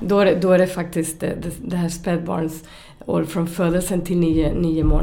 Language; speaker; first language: Swedish; non-native, fluent; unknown